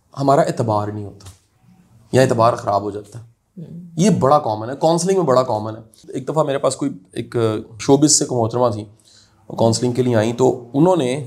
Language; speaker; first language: Urdu; non-native, local second language; Punjabi